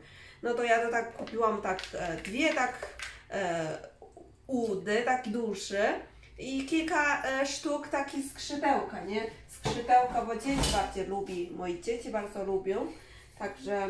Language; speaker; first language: Polish; non-native, learner; Chinese